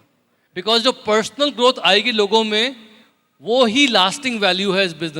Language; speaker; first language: Hindi; native; Hindi